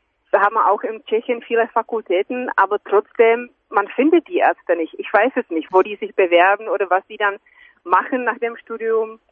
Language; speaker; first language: German; non-native, fluent; Czech